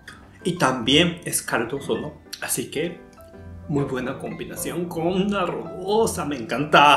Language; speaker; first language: Spanish; non-native, fluent; Japanese